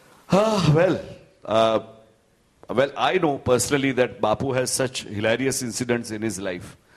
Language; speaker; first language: English; non-native, local second language; Gujarati